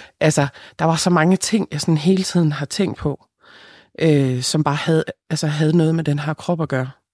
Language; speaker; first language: Danish; early bilingual, other home language; Lithuanian